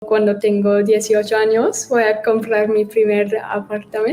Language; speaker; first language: Spanish; early bilingual, heritage; German